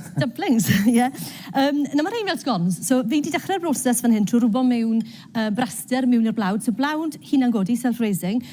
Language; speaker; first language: Welsh; native; Welsh